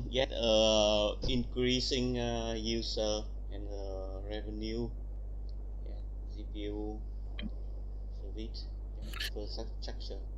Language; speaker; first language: English; non-native, learner; Vietnamese